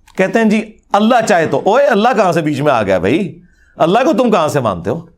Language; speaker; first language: Urdu; non-native, local second language; Punjabi